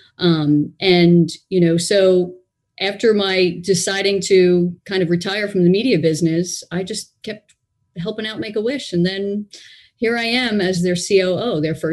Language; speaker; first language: English; native; English